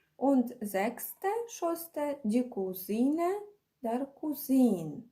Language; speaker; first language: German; non-native, fluent; Ukrainian